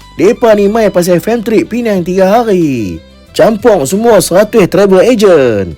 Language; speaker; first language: Malay; native; Malay